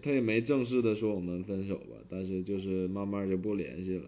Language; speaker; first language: Chinese; native; Chinese